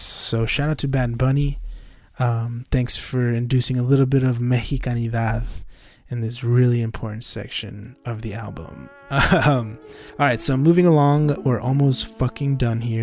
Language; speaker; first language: English; native; English